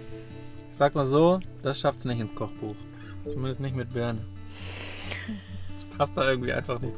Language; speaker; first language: German; native; German